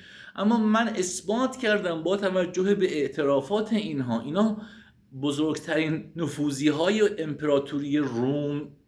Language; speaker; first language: Persian; native; Persian